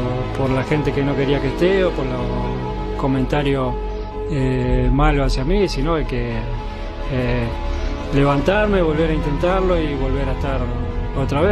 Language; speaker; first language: Spanish; native; Spanish